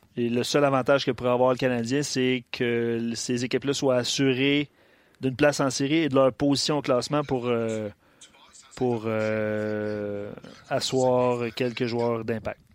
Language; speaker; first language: French; native; French